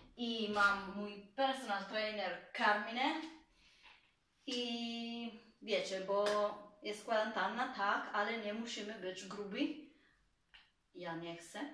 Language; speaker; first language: Polish; non-native, learner; Italian